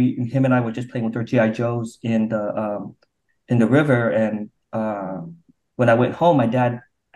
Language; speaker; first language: English; native; English